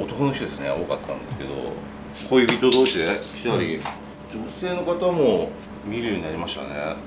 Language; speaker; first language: Japanese; native; Japanese